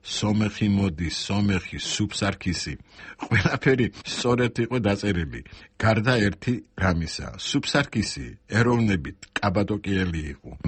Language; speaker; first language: Georgian; non-native, local second language; Armenian